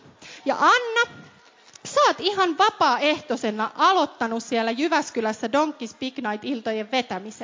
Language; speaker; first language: Finnish; native; Finnish